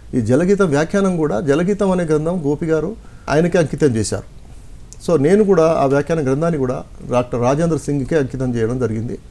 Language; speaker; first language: Telugu; non-native, local second language; Lambadi